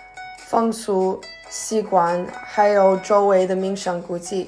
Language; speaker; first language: Chinese; early bilingual, heritage; Chinese